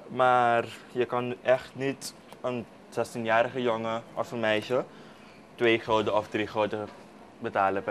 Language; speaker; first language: Dutch; non-native, local second language; Papiamento